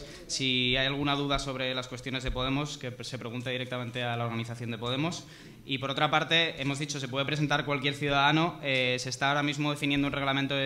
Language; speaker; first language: Spanish; native; Spanish